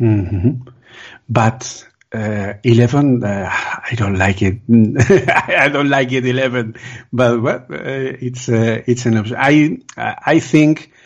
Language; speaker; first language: English; non-native, fluent; Spanish